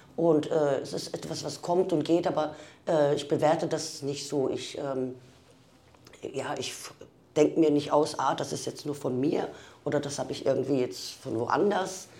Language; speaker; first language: German; early bilingual, other home language; Turkish